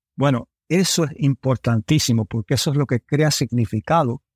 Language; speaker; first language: Spanish; early bilingual, heritage; Spanish